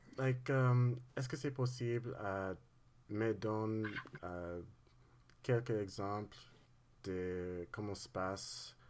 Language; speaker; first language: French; non-native, learner; English